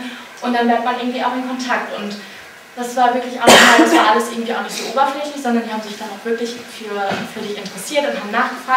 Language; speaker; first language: German; native; German